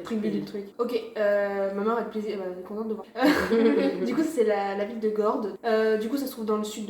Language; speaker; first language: French; native; French